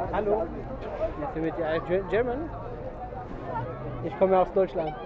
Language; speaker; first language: German; non-native, learner; Kurdish